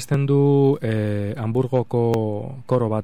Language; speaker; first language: Basque; non-native, local second language; Spanish